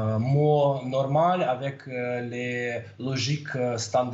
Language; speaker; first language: French; non-native, learner; Russian